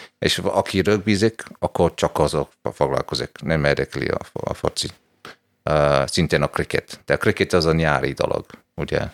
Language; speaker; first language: Hungarian; non-native, fluent; English